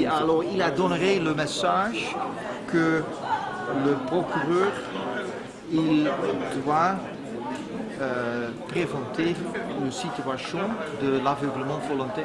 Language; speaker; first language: French; non-native, fluent; Dutch